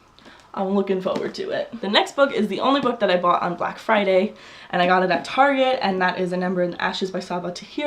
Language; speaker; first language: English; native; English